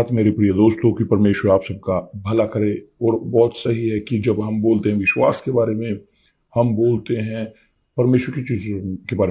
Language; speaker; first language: Hindi; non-native, fluent; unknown